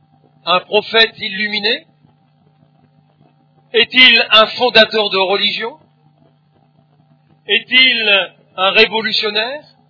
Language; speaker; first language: French; native; French